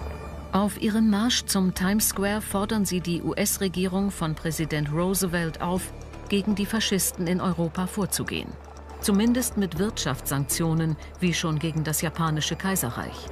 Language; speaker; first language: German; native; German